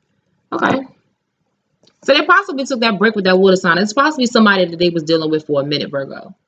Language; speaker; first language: English; native; English